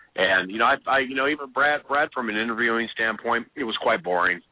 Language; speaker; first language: English; native; English